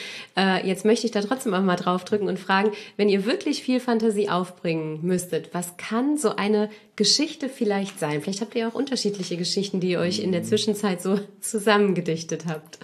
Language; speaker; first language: German; native; German